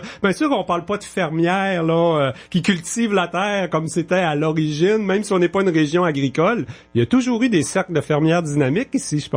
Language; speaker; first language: French; native; French